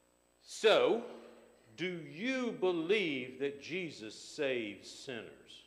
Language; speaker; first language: English; native; English